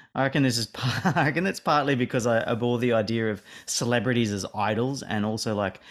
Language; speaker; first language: English; native; English